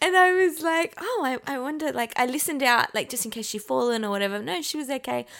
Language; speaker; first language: English; non-native, fluent; Persian